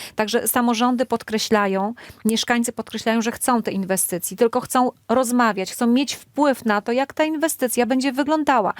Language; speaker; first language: Polish; native; Polish